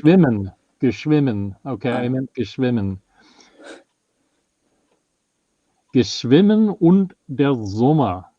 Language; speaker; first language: German; non-native, learner; English